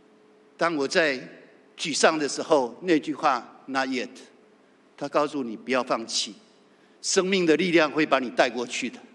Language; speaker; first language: Chinese; native; Chinese